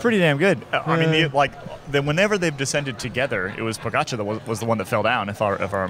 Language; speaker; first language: English; native; English